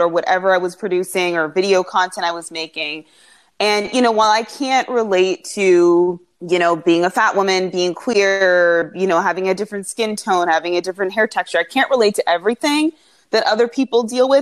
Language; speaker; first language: English; native; English